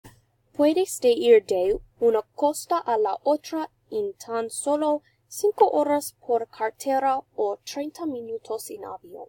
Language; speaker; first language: Spanish; non-native, learner; English